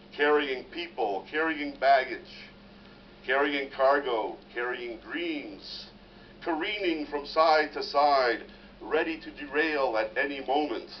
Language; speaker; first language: English; native; English